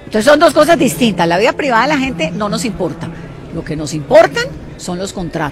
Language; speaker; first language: Spanish; native; Spanish